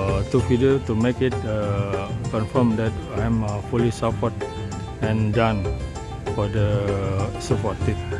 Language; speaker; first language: English; non-native, learner; Indonesian